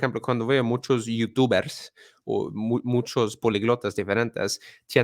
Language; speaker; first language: Spanish; non-native, fluent; Swedish